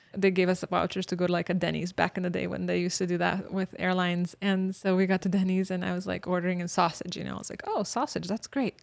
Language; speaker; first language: English; early bilingual, other home language; Bosnian